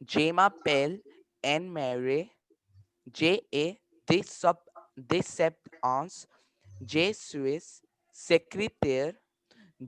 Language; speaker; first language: French; non-native, learner; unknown